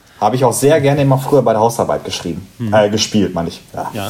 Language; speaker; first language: German; native; German